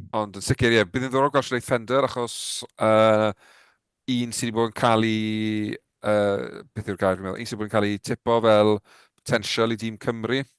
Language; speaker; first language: Welsh; native; Welsh